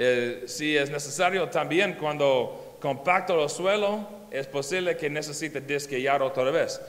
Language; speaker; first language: Spanish; non-native, learner; English